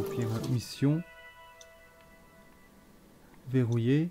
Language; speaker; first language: French; native; French